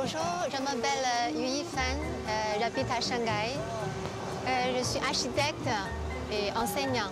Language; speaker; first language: French; non-native, fluent; Chinese